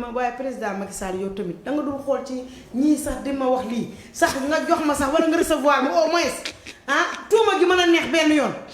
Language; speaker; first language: Wolof; non-native, local second language; Fula